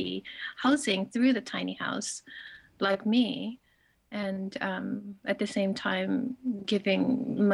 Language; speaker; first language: English; early bilingual, other home language; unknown